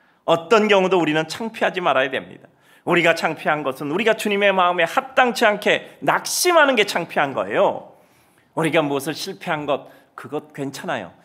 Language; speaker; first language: Korean; native; Korean